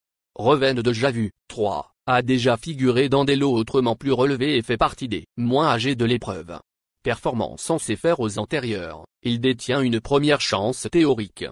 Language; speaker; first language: French; native; French